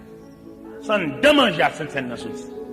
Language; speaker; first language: French; non-native, local second language; Haitian Creole